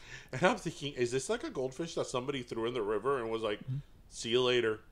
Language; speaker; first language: English; early bilingual, other home language; Spanish